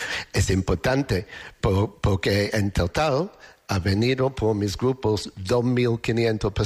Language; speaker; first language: Spanish; non-native, learner; English